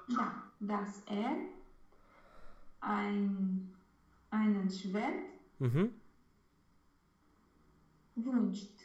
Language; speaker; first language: German; non-native, learner; Romanian